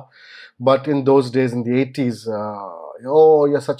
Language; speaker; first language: English; non-native, local second language; Bangla